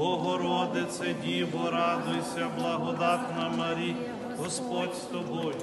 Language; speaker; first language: Ukrainian; native; Ukrainian